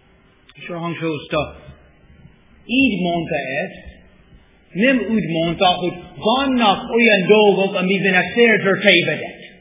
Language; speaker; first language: Hungarian; non-native, fluent; English